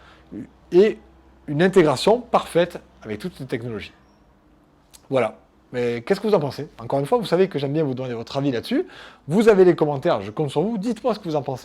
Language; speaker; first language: French; native; French